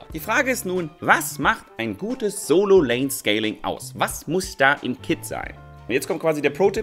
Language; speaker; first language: German; native; German